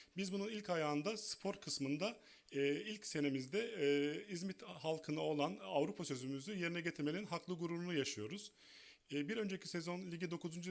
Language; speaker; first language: Turkish; native; Turkish